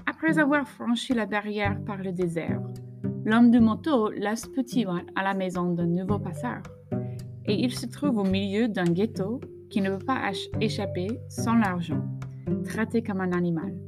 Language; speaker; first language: French; non-native, fluent; English